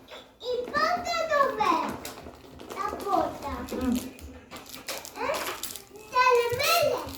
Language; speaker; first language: Italian; early bilingual, other home language; Albanian